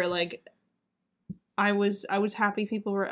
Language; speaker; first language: English; native; English